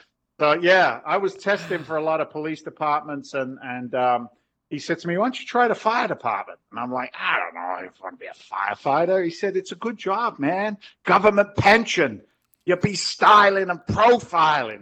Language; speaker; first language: English; native; English